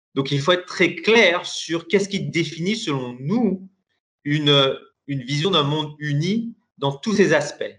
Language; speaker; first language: French; non-native, local second language; Persian